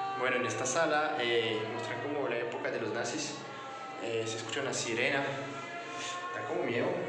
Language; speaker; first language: Spanish; non-native, fluent; French